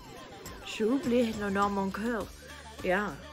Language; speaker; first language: French; non-native, learner; English